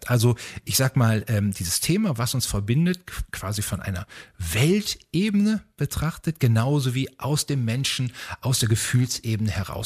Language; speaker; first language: German; native; German